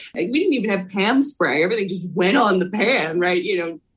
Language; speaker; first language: English; native; English